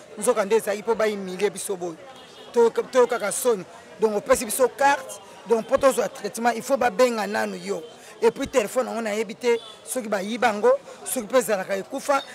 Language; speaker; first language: Lingala; native; Lingala